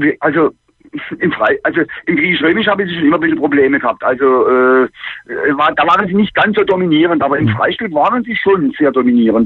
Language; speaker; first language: German; native; German